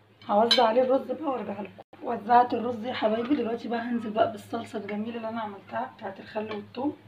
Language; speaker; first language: Arabic; native; Arabic